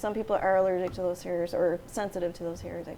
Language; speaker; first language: English; native; English